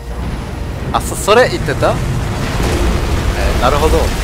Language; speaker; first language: Japanese; non-native, learner; German